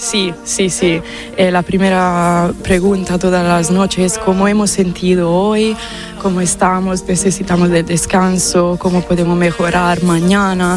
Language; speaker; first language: Spanish; non-native, fluent; Italian